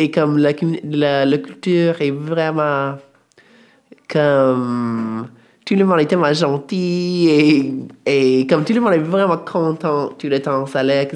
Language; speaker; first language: French; non-native, fluent; English